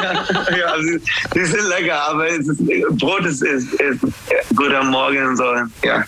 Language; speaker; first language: German; non-native, fluent; English